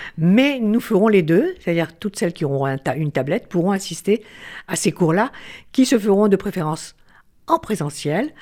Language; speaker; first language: French; native; French